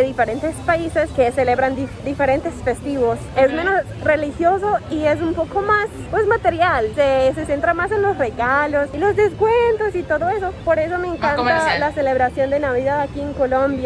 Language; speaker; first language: Spanish; non-native, fluent; English